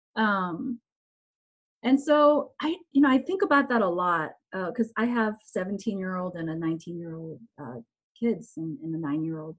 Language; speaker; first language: English; early bilingual, other home language; Korean